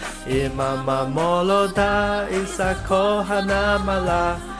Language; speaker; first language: Ukrainian; non-native, learner; Chinese